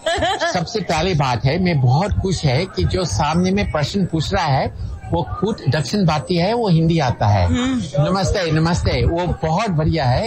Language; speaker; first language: Hindi; non-native, fluent; English